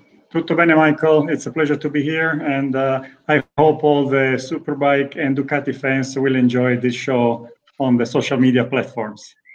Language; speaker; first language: English; non-native, fluent; Italian